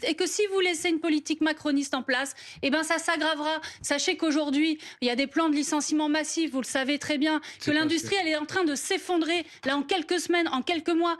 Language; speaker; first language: French; native; French